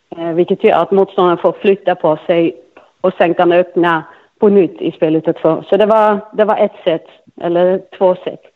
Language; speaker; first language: Swedish; non-native, fluent; Dutch